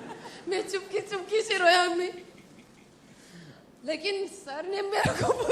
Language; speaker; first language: Hindi; non-native, local second language; Manipuri